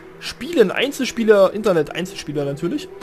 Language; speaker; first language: German; native; German